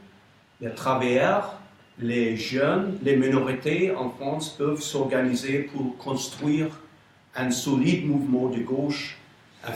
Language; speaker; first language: French; non-native, fluent; English